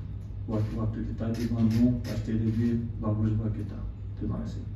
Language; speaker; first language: Indonesian; non-native, fluent; Portuguese